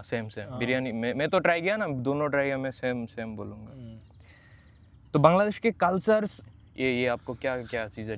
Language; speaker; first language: Hindi; non-native, fluent; Bangla